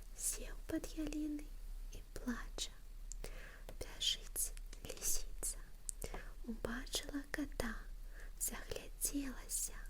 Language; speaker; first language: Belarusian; non-native, local second language; Russian